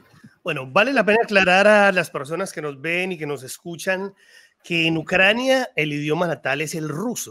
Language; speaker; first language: Spanish; native; Spanish